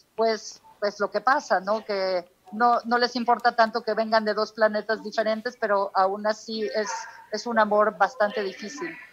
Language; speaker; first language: Spanish; native; Spanish